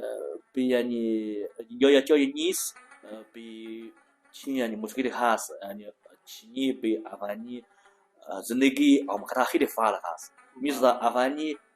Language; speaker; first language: Persian; non-native, learner; Chinese